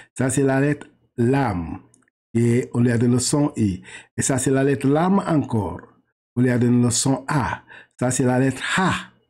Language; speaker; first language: French; non-native, local second language; Wolof